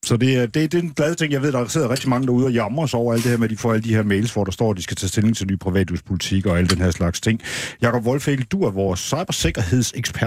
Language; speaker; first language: Danish; native; Danish